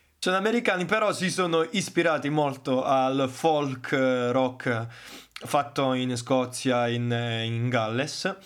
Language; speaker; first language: Italian; native; Italian